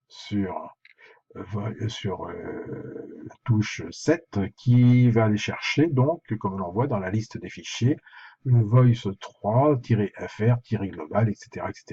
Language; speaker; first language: French; native; French